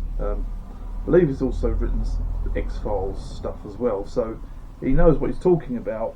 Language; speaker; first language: English; native; English